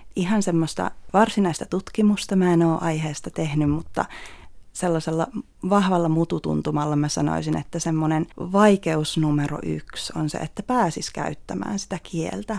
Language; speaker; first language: Finnish; native; Finnish